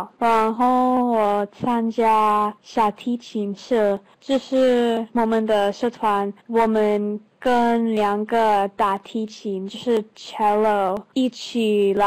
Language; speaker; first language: Chinese; non-native, learner; English